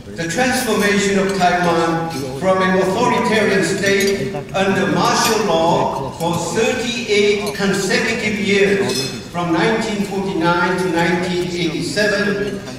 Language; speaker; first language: English; non-native, fluent; Min Nan Chinese